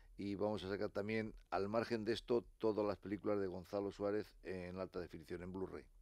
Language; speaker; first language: Spanish; native; Spanish